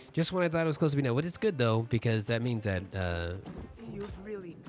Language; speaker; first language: English; native; English